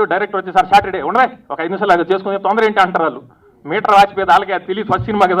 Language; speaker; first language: Telugu; native; Telugu